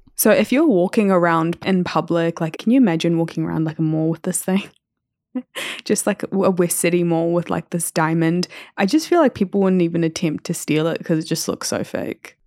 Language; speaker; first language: English; native; English